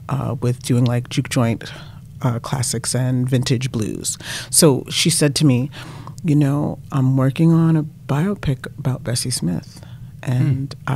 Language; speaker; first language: English; native; English